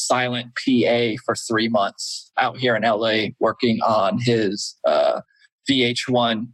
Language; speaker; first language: English; native; English